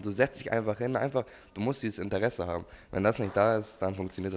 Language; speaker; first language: German; native; German